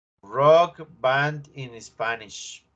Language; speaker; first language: English; non-native, learner; Spanish